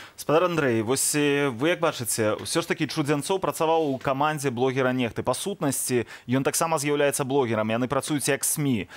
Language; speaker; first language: Belarusian; native; Belarusian